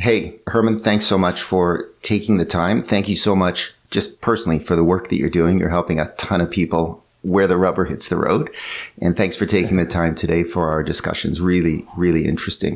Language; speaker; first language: English; native; English